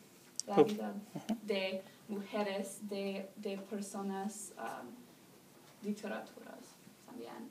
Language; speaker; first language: Spanish; non-native, learner; English